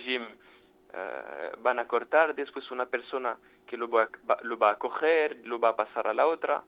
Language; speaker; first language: Spanish; non-native, fluent; French